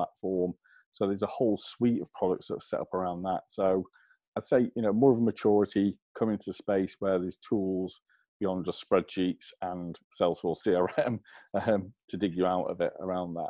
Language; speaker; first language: English; native; English